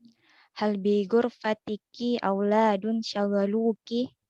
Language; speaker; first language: Arabic; non-native, learner; Indonesian